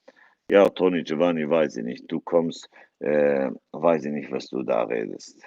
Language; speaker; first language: German; non-native, fluent; Kurdish